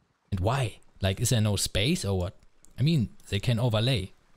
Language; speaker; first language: English; non-native, fluent; German